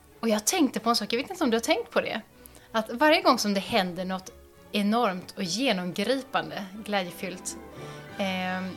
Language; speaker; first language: Swedish; native; Swedish